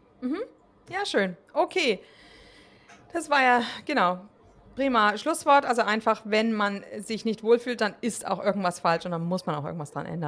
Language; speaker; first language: German; native; German